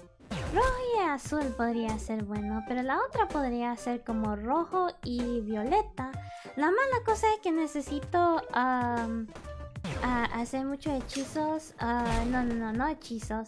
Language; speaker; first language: Spanish; early bilingual, heritage; Spanish